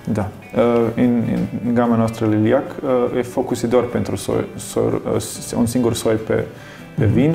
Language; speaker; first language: Romanian; non-native, learner; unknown